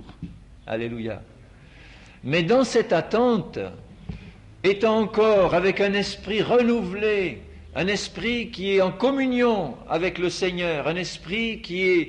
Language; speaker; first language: French; native; French